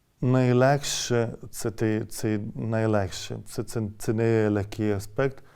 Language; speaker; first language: Ukrainian; non-native, fluent; Lithuanian